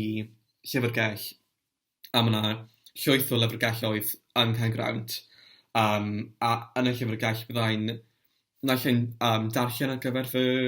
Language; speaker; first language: Welsh; non-native, local second language; English